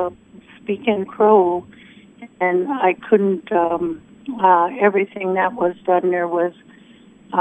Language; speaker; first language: English; early bilingual, other home language; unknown